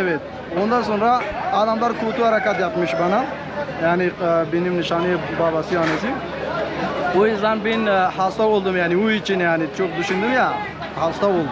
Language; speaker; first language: Turkish; non-native, learner; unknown